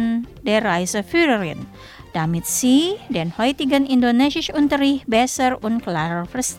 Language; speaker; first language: German; non-native, fluent; Indonesian